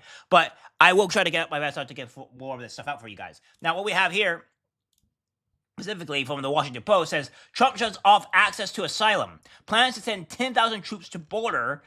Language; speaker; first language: English; native; English